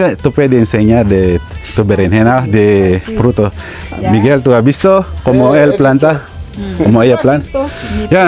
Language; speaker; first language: Spanish; non-native, learner; Filipino